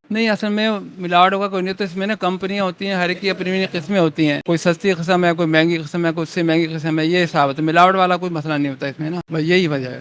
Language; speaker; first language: Urdu; non-native, local second language; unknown